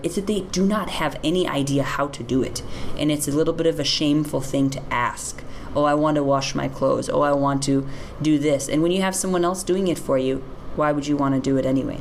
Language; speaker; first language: English; native; English